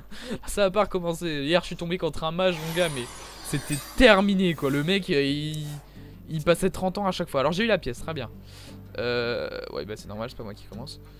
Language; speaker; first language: French; native; French